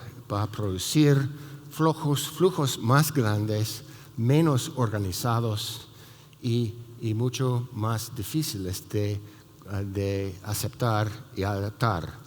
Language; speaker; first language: Spanish; non-native, fluent; English